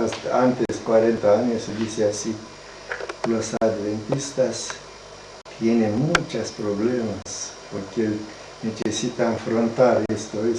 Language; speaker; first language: Spanish; non-native, learner; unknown